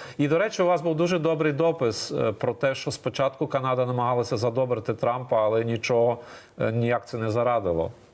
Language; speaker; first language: Ukrainian; native; Ukrainian